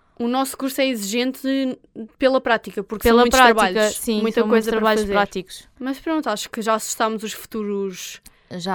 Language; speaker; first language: Portuguese; native; Portuguese